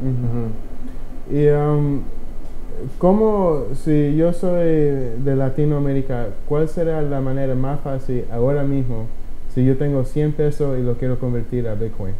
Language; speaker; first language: Spanish; early bilingual, heritage; Spanish